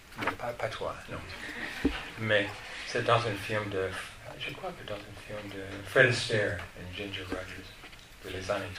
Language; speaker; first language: French; non-native, fluent; English